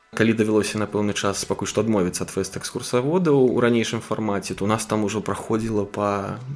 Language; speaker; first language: Belarusian; native; Belarusian